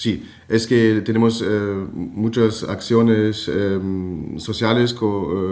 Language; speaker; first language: Spanish; non-native, fluent; German